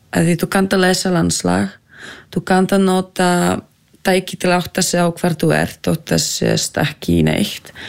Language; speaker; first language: Icelandic; non-native, fluent; French